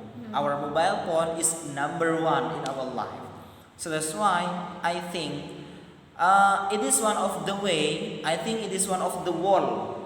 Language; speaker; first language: English; non-native, learner; Madurese